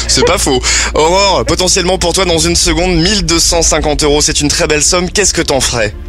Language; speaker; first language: French; native; French